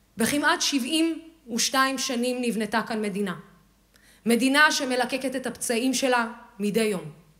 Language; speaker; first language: Hebrew; non-native, local second language; Arabic